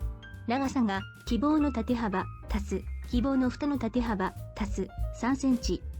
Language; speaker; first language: Japanese; native; Japanese